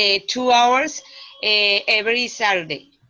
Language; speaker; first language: English; non-native, learner; Spanish